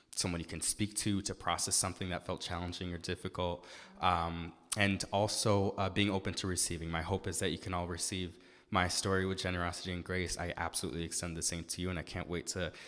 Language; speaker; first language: English; native; English